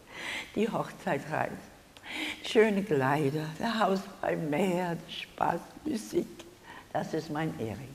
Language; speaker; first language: German; non-native, learner; English